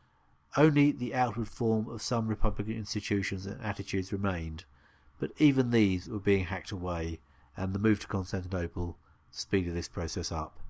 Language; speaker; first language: English; native; English